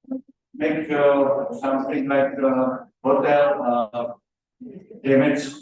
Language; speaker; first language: English; non-native, learner; Indonesian